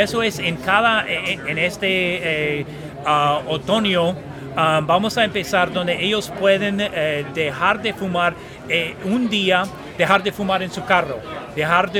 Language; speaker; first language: Spanish; non-native, fluent; English